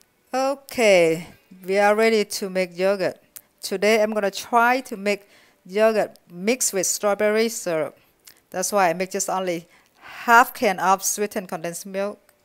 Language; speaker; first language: English; non-native, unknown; Vietnamese